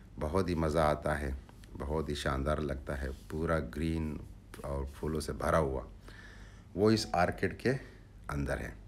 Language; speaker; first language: Urdu; non-native, local second language; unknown